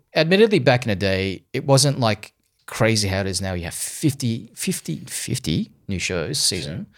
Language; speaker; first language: English; early bilingual, other home language; Cantonese